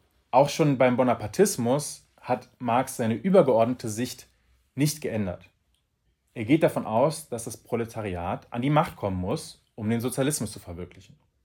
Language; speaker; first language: German; native; German